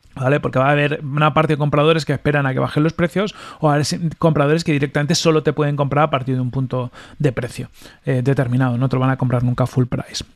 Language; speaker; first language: Spanish; native; Spanish